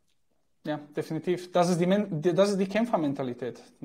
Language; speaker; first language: German; native; German